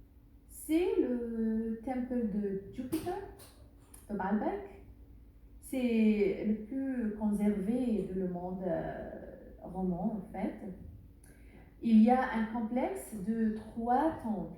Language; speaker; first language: French; non-native, learner; Arabic